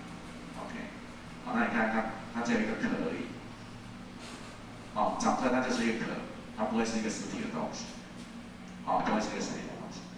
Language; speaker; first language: Chinese; native; Chinese